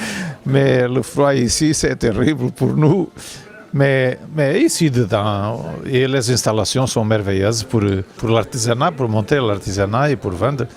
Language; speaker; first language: French; non-native, fluent; Portuguese